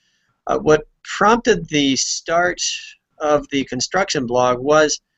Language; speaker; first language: English; native; English